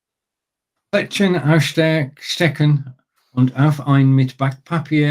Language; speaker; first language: German; non-native, learner; English